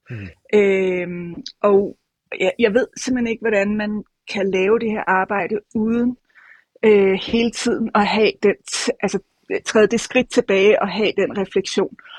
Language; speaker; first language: Danish; native; Danish